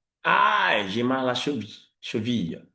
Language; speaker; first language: French; non-native, fluent; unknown